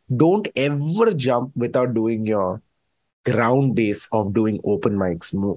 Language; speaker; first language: Malayalam; early bilingual, heritage; Malayalam